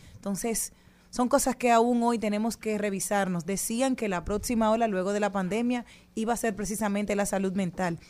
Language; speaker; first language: Spanish; native; Spanish